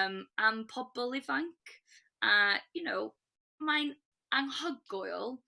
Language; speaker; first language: Welsh; non-native, local second language; English